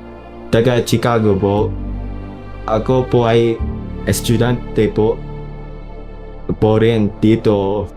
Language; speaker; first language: Filipino; non-native, learner; English